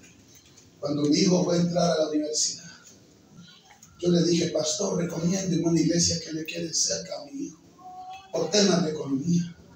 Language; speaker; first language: Spanish; native; Spanish